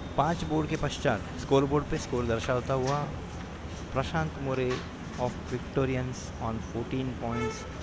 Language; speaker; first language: Hindi; non-native, local second language; Marathi